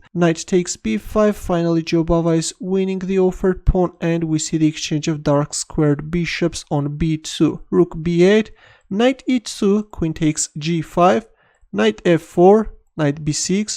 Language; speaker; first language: English; non-native, fluent; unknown